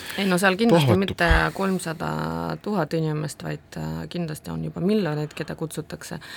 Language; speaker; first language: Estonian; non-native, local second language; Russian